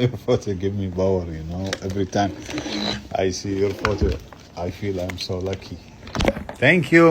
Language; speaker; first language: English; non-native, learner; Arabic